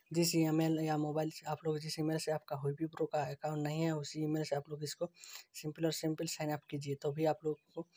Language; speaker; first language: Hindi; native; Hindi